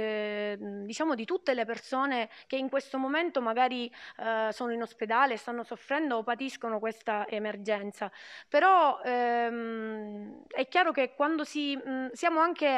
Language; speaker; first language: Italian; native; Italian